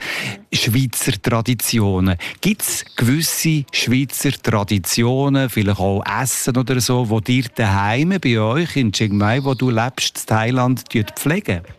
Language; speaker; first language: German; native; German